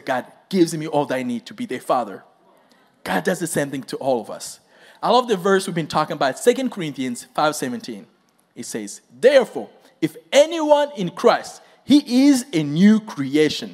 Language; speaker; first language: English; non-native, local second language; Kinyarwanda